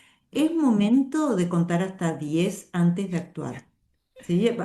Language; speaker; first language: Spanish; native; Spanish